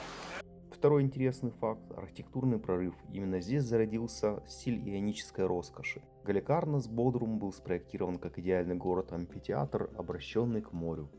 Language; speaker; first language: Russian; native; Russian